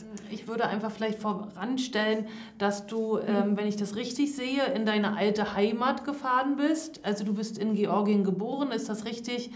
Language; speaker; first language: German; native; German